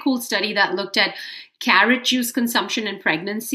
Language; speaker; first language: English; non-native, local second language; Hindi